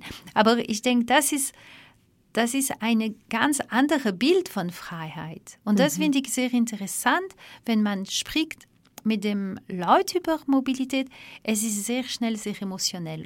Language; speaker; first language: German; non-native, fluent; Dutch